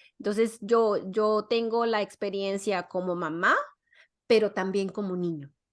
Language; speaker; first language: Spanish; early bilingual, other home language; English